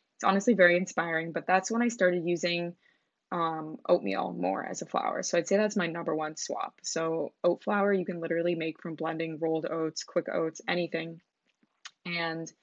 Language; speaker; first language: English; native; English